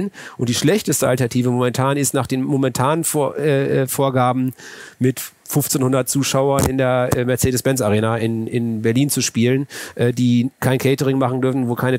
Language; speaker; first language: German; native; German